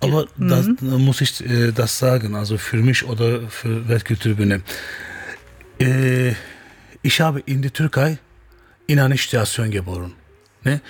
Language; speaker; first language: German; non-native, learner; Turkish